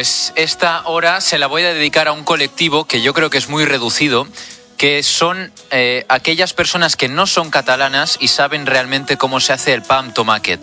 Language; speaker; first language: Spanish; non-native, local second language; Catalan